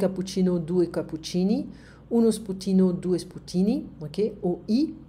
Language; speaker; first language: Italian; non-native, learner; French